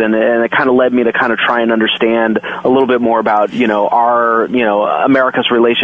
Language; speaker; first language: English; native; English